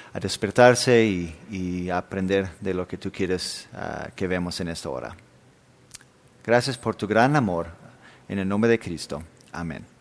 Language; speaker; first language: Spanish; non-native, fluent; Danish